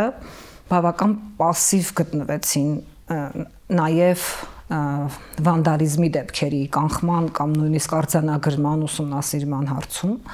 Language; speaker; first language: Armenian; native; Armenian